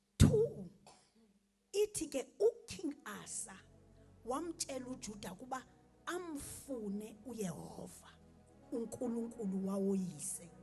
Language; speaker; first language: Zulu; non-native, local second language; Xhosa